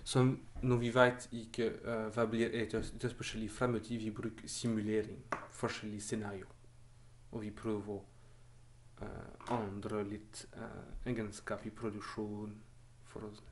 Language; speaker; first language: Norwegian; non-native, fluent; French